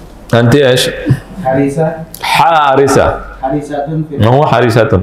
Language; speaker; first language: Arabic; non-native, fluent; Indonesian